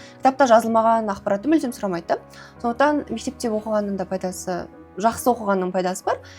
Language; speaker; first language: Kazakh; native; Kazakh